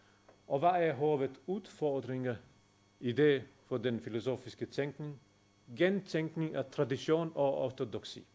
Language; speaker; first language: Danish; non-native, fluent; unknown